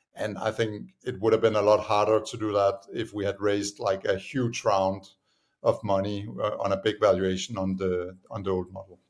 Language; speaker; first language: English; non-native, fluent; Danish